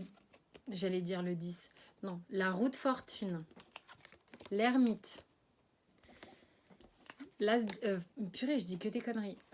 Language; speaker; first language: French; native; French